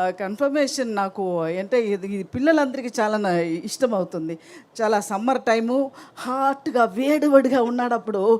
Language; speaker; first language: Telugu; non-native, learner; Tamil